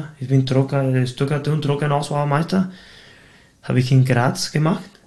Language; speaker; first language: German; non-native, fluent; Spanish